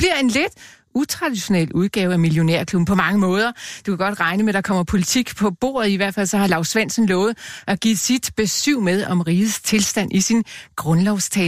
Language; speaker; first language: Danish; native; Danish